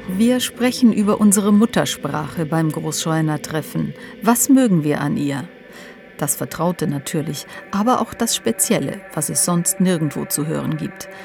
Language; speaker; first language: German; native; German